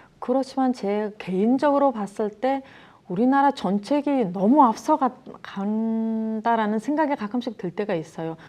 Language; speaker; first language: Korean; non-native, fluent; Mongolian